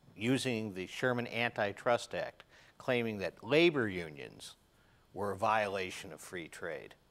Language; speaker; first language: English; native; English